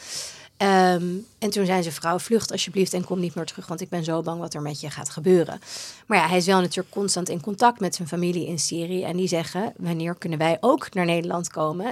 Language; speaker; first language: Dutch; native; Dutch